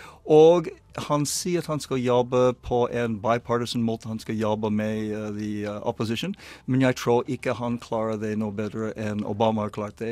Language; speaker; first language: Norwegian; non-native, learner; English